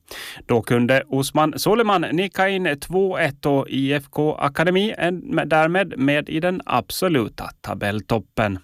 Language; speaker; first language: Swedish; native; Swedish